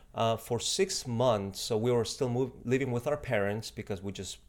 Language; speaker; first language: English; non-native, fluent; Spanish